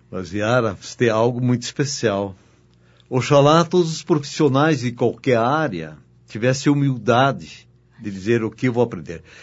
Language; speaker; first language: Portuguese; native; Portuguese